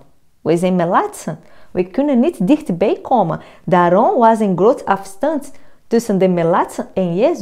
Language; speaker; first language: Dutch; non-native, fluent; Portuguese